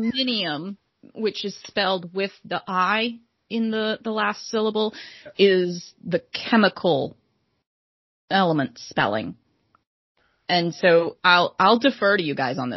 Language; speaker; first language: English; native; English